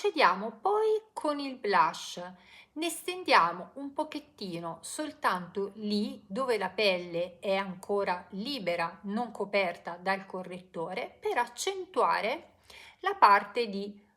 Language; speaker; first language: Italian; native; Italian